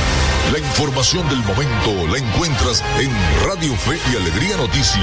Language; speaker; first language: Spanish; native; Spanish